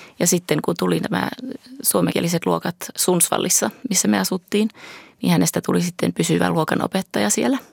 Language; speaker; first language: Finnish; early bilingual, heritage; Finnish